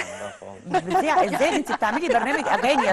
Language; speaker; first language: Arabic; native; Arabic